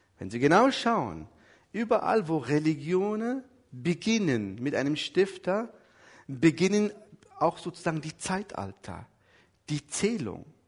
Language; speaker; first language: German; early bilingual, other home language; Turkish